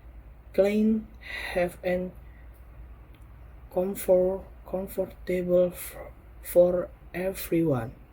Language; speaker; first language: English; non-native, learner; Indonesian